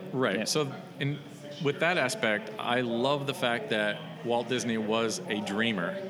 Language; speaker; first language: English; native; English